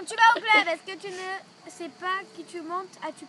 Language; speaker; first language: French; native; French